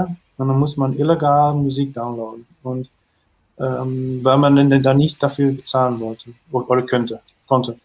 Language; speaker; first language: German; non-native, fluent; Dutch